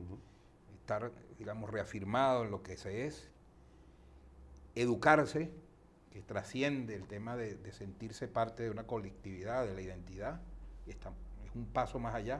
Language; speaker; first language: Spanish; native; Spanish